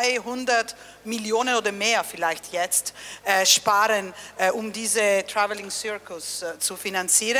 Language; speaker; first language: German; non-native, fluent; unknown